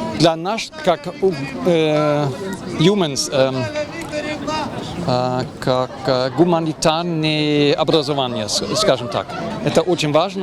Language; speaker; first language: Russian; non-native, learner; German